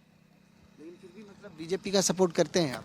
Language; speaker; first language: Hindi; native; Hindi